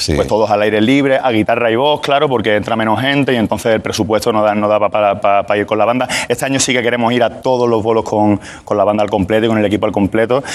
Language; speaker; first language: Spanish; native; Spanish